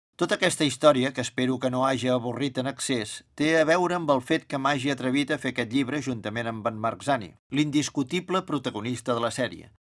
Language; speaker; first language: Catalan; native; Catalan